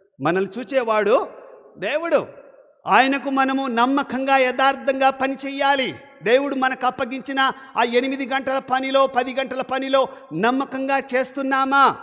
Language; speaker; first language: Telugu; non-native, local second language; Lambadi